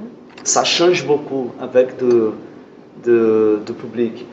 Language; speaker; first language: French; non-native, learner; Portuguese